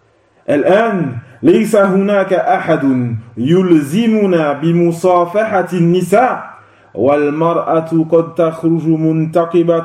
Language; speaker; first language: Arabic; non-native, fluent; French